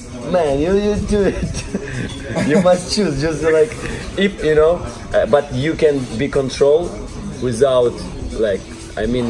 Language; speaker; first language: English; non-native, learner; Russian